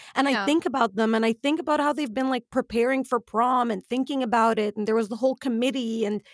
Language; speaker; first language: English; early bilingual, other home language; Arabic